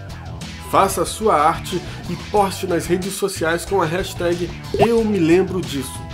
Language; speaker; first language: Portuguese; native; Portuguese